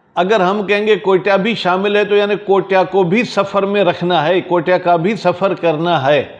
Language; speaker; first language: Urdu; non-native, local second language; Sindhi